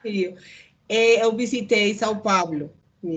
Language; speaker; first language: Portuguese; non-native, learner; Spanish